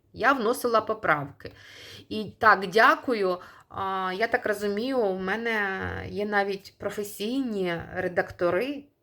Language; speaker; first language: Ukrainian; non-native, local second language; Russian